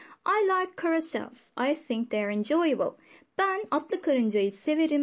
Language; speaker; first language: English; non-native, fluent; Turkish